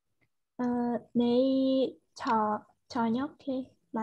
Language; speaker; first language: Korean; non-native, learner; Vietnamese